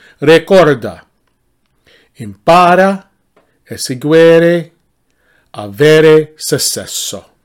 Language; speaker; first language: Italian; non-native, learner; English